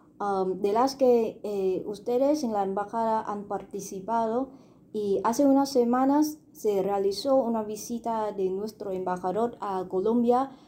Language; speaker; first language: Spanish; non-native, fluent; Vietnamese